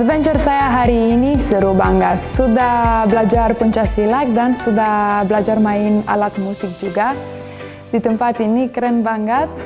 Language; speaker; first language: Indonesian; non-native, fluent; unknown